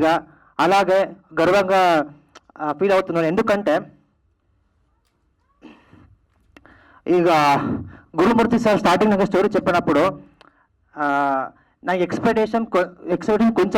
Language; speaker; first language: Telugu; non-native, learner; Kannada